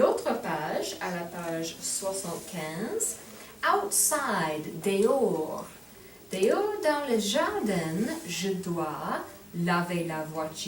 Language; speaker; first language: French; non-native, fluent; English